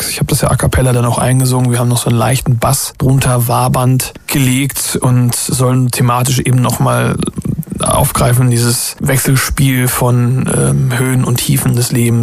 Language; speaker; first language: German; native; German